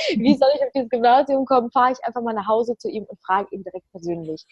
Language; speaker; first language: German; early bilingual, other home language; Ukrainian